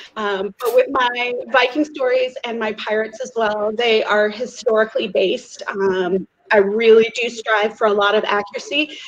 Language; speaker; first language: English; native; English